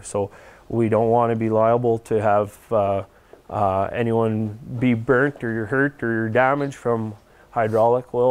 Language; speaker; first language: English; native; English